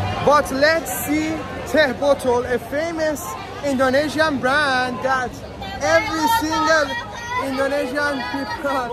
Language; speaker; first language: English; non-native, learner; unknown